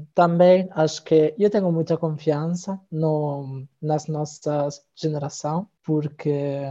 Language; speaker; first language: Portuguese; non-native, fluent; Italian